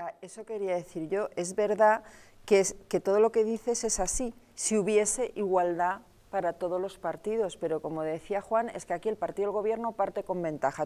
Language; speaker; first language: Spanish; native; Spanish